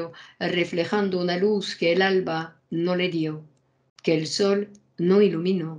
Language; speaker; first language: Spanish; native; Spanish